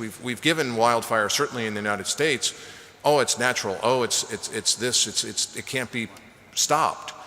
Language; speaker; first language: English; native; English